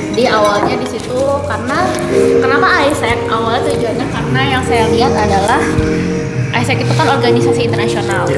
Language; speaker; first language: Indonesian; native; Indonesian